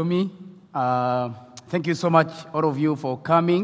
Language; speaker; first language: English; non-native, local second language; French